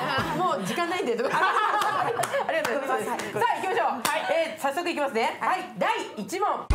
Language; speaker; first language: Japanese; native; Japanese